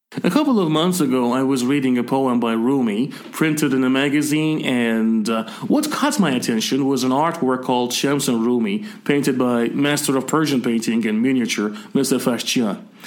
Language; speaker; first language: English; non-native, fluent; Persian